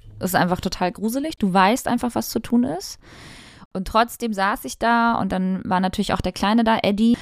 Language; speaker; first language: German; early bilingual, other home language; Albanian